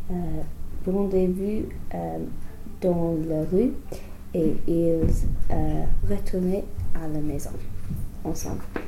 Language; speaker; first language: French; non-native, learner; English